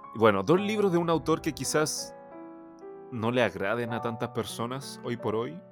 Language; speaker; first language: Spanish; early bilingual, other home language; Chinese